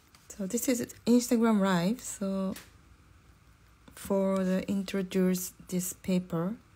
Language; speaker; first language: English; non-native, learner; Japanese